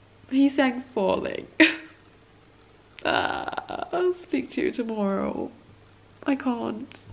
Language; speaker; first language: English; early bilingual, heritage; English